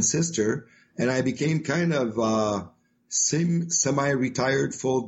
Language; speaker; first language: English; non-native, fluent; French